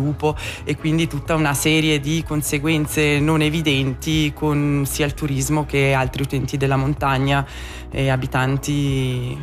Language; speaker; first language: Italian; native; Italian